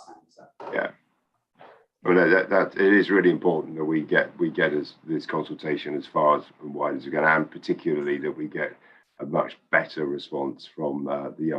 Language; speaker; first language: English; native; English